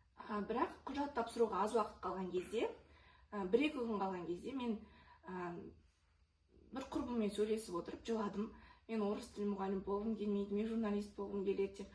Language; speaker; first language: Kazakh; non-native, local second language; Russian